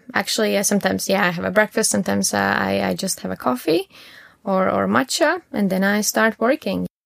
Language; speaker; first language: English; non-native, fluent; Latvian